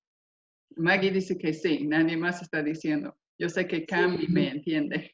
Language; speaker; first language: Spanish; non-native, fluent; English